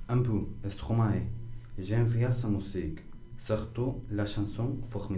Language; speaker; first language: French; non-native, learner; Spanish